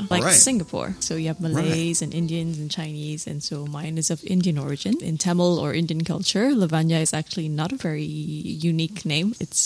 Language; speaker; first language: English; native; English